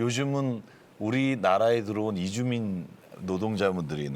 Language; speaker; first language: Korean; native; Korean